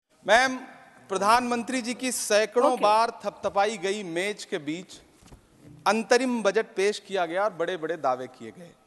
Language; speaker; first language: Hindi; native; Hindi